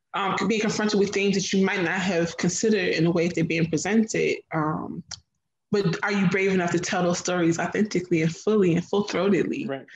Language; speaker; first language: English; native; English